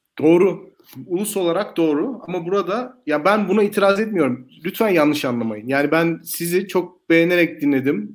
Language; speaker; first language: Turkish; native; Turkish